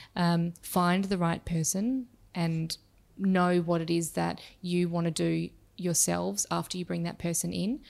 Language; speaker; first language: English; native; English